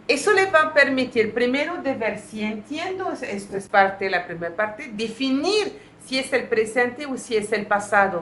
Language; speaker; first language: Spanish; non-native, fluent; French